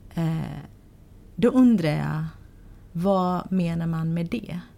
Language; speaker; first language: Swedish; non-native, fluent; Arabic